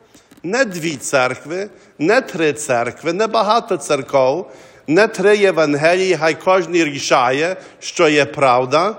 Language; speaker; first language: Ukrainian; early bilingual, heritage; Ukrainian